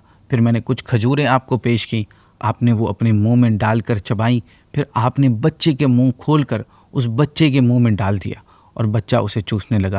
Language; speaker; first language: Urdu; native; Urdu